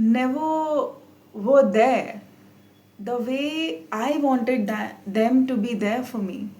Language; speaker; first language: English; non-native, local second language; Hindi